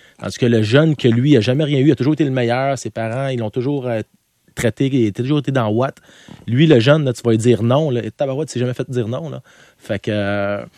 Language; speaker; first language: French; native; French